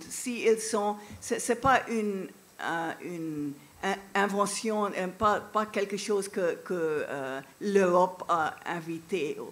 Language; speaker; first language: French; non-native, fluent; English